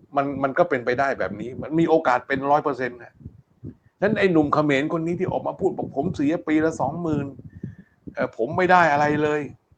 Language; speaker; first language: Thai; native; Thai